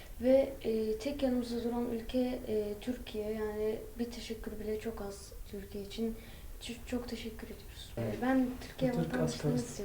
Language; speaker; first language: Turkish; early bilingual, other home language; Arabic